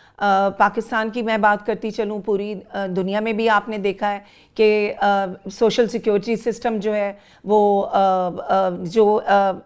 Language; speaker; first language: Urdu; native; Urdu